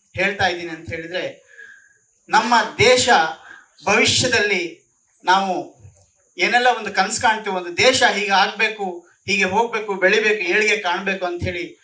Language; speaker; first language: Kannada; native; Kannada